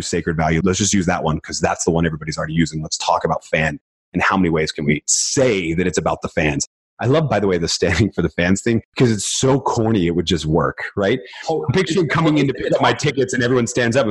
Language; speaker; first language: English; native; English